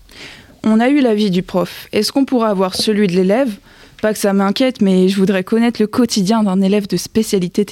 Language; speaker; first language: French; native; French